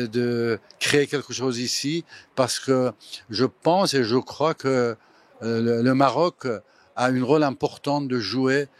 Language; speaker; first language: French; non-native, fluent; Persian